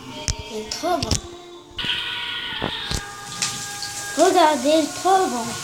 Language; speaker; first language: French; non-native, learner; Arabic